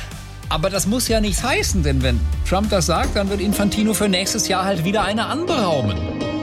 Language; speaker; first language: German; native; German